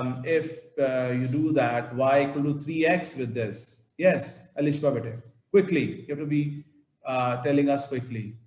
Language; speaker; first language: English; non-native, local second language; Urdu